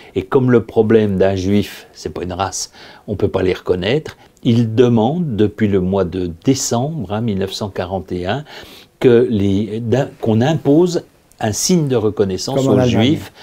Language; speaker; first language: French; native; French